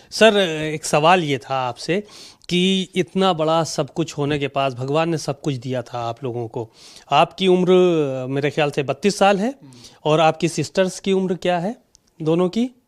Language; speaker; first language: Hindi; native; Hindi